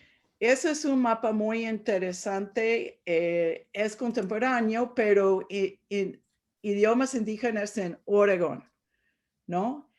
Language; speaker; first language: Spanish; non-native, fluent; English